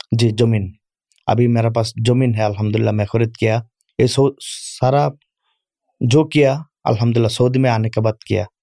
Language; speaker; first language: Urdu; non-native, learner; Bangla